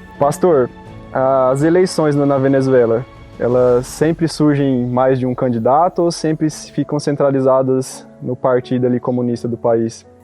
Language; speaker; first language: Portuguese; native; Portuguese